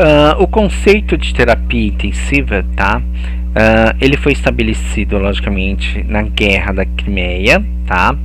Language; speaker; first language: Portuguese; native; Portuguese